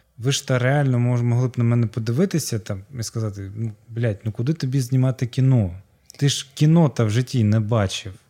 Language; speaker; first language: Ukrainian; non-native, local second language; Russian